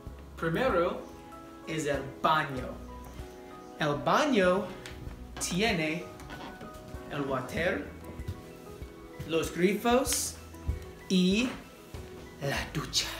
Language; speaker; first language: Spanish; non-native, learner; English